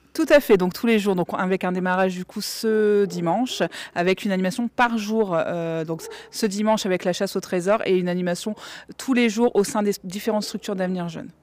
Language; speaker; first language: French; native; French